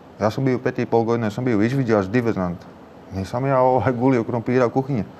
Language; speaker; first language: Bosnian; non-native, learner; Dutch